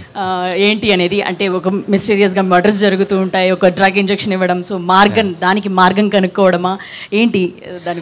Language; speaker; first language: Telugu; native; Telugu